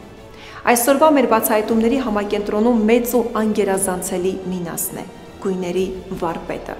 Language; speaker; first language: Armenian; native; Armenian